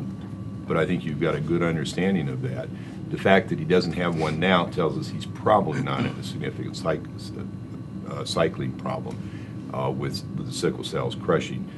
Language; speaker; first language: English; native; English